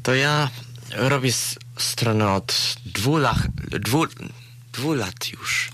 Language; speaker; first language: Polish; early bilingual, heritage; Polish